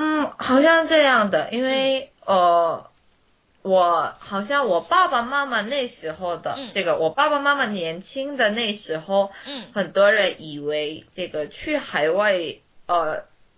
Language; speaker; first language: Chinese; non-native, learner; Korean